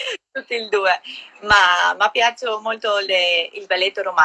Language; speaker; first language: Italian; non-native, learner; Albanian